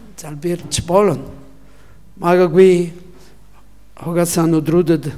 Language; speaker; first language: Mongolian; non-native, learner; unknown